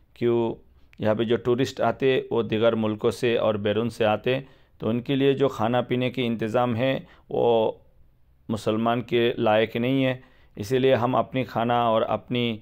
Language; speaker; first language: Hindi; non-native, fluent; Bangla